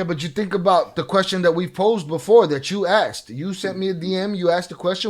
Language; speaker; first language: English; native; English